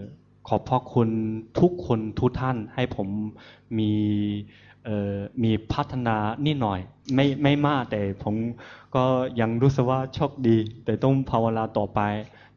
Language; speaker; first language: Thai; non-native, fluent; Chinese